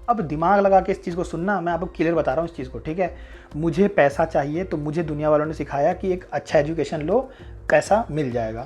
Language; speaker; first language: Hindi; native; Hindi